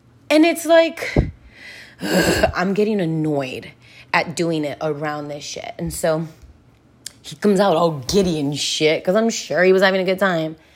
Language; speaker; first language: English; early bilingual, other home language; Spanish